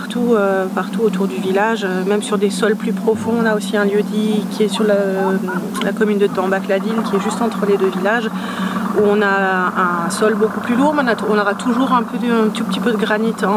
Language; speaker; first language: French; native; French